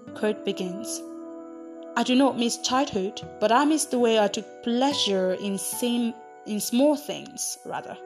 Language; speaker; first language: English; non-native, local second language; Igbo